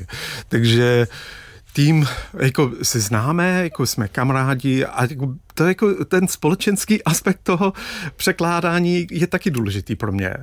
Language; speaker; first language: Czech; non-native, fluent; English